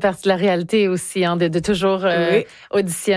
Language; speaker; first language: French; native; French